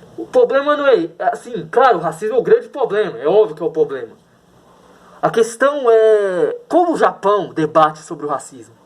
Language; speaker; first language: Portuguese; native; Portuguese